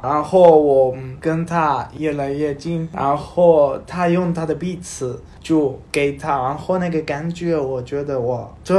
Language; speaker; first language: Chinese; non-native, learner; Spanish